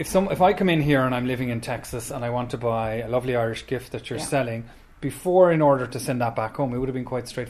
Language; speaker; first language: English; native; English